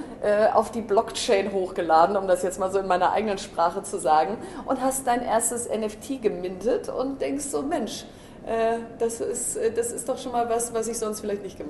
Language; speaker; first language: German; native; German